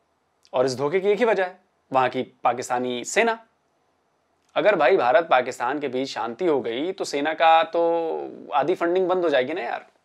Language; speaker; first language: Hindi; native; Hindi